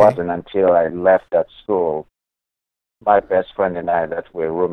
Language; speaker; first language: English; non-native, local second language; North Ndebele